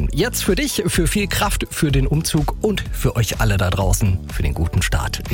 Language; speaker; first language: German; native; German